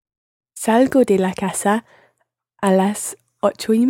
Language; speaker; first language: Spanish; non-native, learner; English